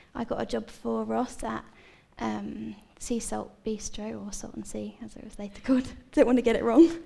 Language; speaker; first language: English; native; English